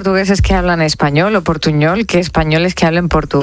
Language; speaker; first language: Spanish; native; Spanish